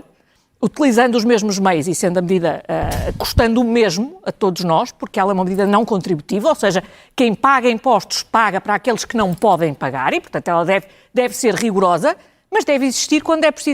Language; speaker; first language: Portuguese; native; Portuguese